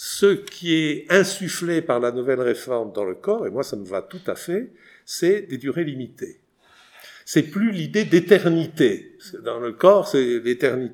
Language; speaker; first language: French; native; French